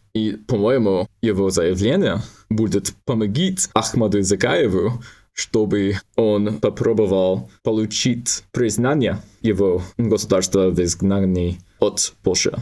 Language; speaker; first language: Russian; non-native, learner; English